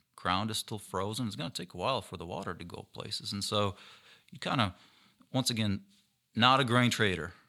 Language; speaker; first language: English; non-native, fluent; Ukrainian